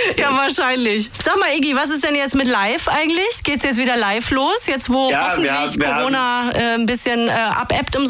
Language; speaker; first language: German; native; German